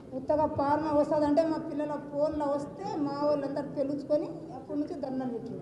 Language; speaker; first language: Telugu; native; Telugu